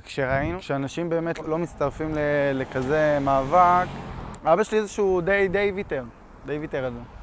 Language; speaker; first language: Hebrew; native; Hebrew